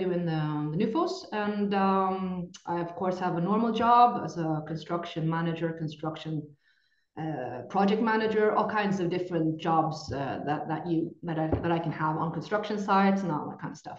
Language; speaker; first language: English; non-native, fluent; Norwegian